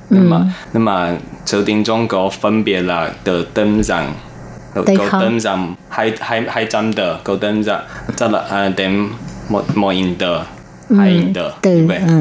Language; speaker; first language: Vietnamese; non-native, learner; Chinese